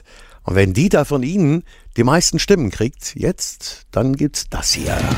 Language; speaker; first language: German; native; German